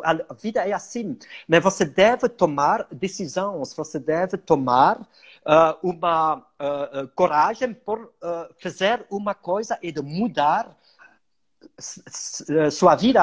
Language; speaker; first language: Portuguese; non-native, learner; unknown